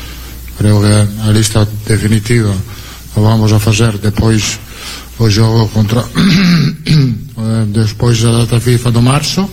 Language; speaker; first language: Portuguese; non-native, learner; Italian